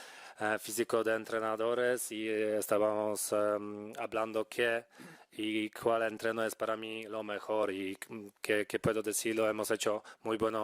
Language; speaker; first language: Spanish; non-native, fluent; Polish